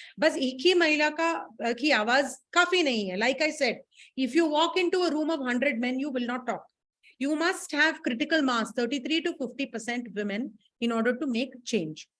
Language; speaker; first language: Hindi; non-native, local second language; Tamil